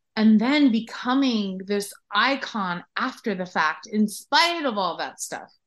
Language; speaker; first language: English; native; English